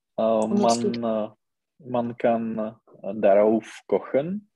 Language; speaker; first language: German; non-native, learner; Czech